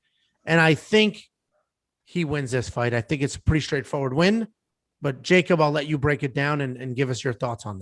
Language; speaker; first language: English; native; English